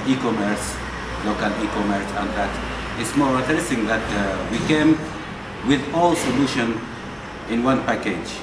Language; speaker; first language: English; non-native, fluent; Arabic